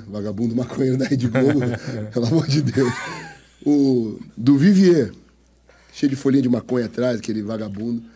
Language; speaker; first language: Portuguese; native; Portuguese